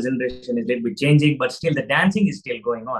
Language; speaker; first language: English; non-native, local second language; Gujarati